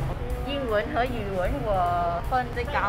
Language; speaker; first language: Chinese; non-native, learner; Vietnamese